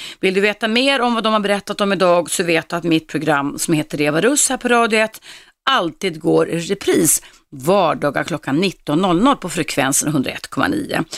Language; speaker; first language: Swedish; native; Swedish